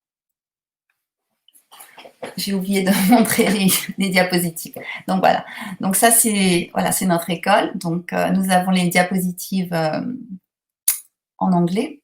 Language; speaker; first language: French; native; French